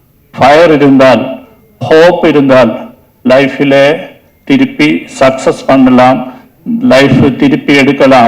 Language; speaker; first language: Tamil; non-native, learner; Malayalam